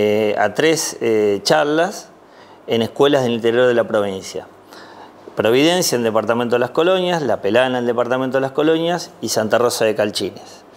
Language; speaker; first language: Spanish; native; Spanish